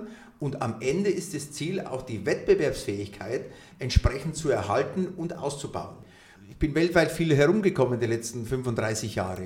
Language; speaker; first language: German; native; German